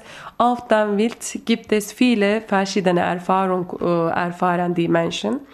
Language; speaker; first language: German; non-native, learner; Turkish